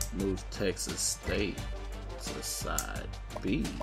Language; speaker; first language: English; native; English